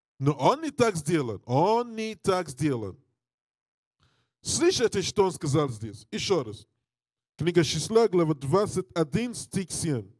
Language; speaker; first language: Russian; non-native, learner; English